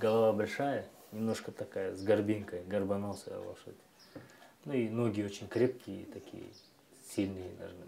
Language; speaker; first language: Russian; non-native, local second language; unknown